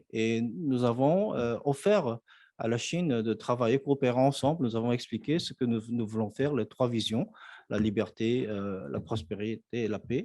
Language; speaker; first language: French; non-native, fluent; Korean